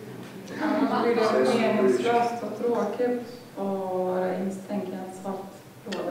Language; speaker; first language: Swedish; non-native, fluent; Lithuanian